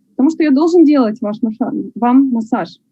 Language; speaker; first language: Russian; native; Russian